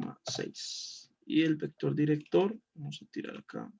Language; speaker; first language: Spanish; native; Spanish